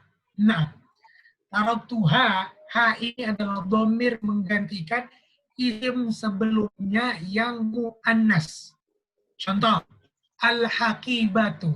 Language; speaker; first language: Indonesian; native; Indonesian